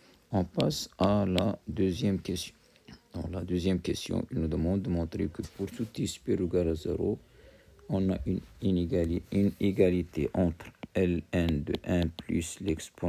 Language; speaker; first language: French; non-native, local second language; Arabic